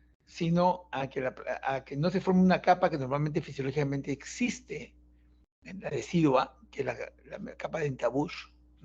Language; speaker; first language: Spanish; native; Spanish